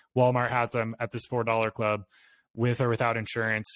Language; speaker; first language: English; native; English